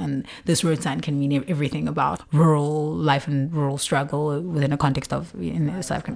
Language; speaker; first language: English; non-native, local second language; Xhosa